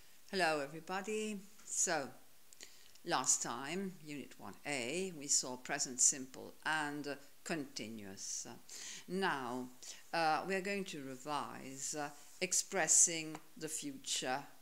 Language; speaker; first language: English; non-native, fluent; Italian